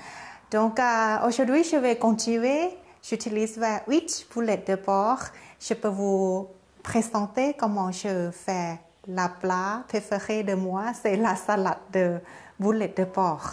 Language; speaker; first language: French; non-native, learner; Thai